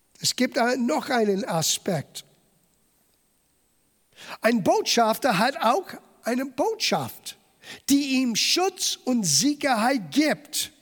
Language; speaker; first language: German; non-native, fluent; English